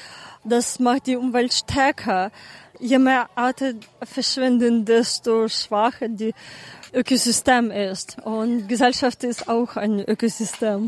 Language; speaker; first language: German; non-native, fluent; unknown